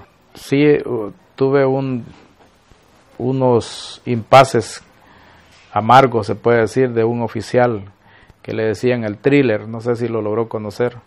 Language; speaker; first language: Spanish; native; Spanish